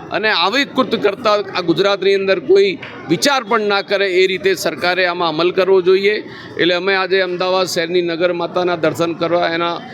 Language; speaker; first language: Gujarati; native; Gujarati